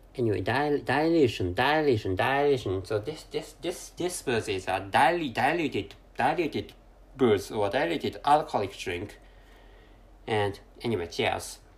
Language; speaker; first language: English; non-native, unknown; Japanese